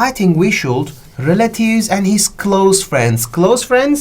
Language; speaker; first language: English; non-native, fluent; Turkish